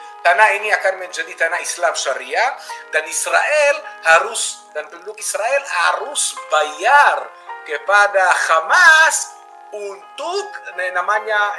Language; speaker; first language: Indonesian; non-native, fluent; Hebrew